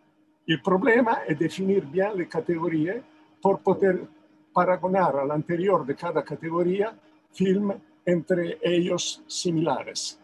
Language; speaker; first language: Spanish; non-native, fluent; Italian